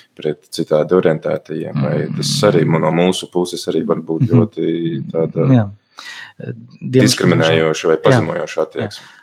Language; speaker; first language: Latvian; native; Latvian